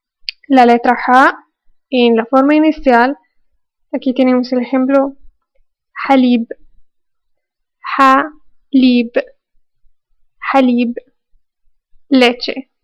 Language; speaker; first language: Spanish; non-native, fluent; Arabic